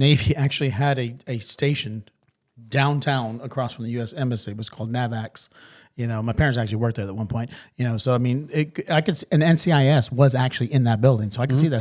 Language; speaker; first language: English; native; English